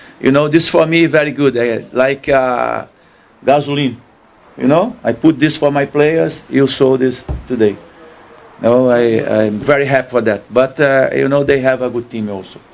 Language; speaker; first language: English; non-native, learner; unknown